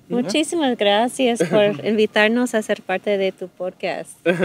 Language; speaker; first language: Spanish; non-native, fluent; English